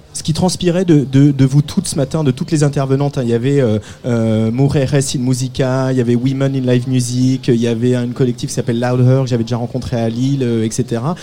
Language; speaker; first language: French; native; French